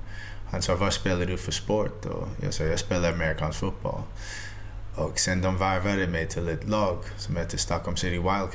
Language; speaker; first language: Swedish; early bilingual, heritage; Swedish